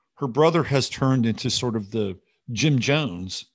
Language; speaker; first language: English; native; English